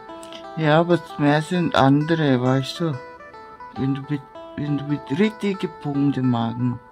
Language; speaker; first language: German; non-native, learner; Thai